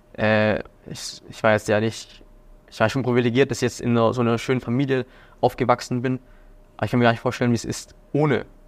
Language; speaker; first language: German; early bilingual, other home language; Vietnamese